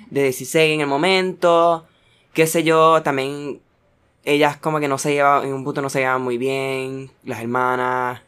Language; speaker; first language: Spanish; early bilingual, heritage; Spanish